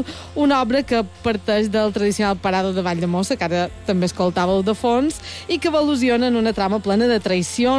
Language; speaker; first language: Catalan; native; Catalan